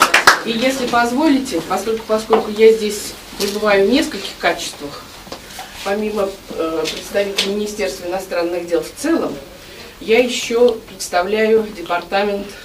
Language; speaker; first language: Russian; native; Russian